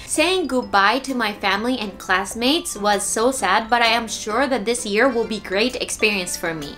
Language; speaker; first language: English; non-native, fluent; Japanese